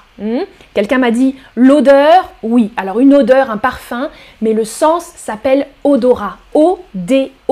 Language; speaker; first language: French; native; French